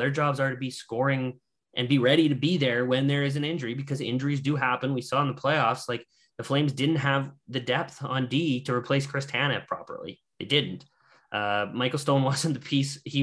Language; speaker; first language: English; native; English